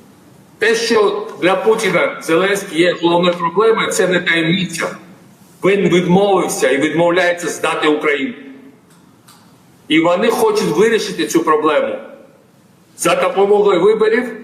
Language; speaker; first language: Ukrainian; non-native, fluent; Georgian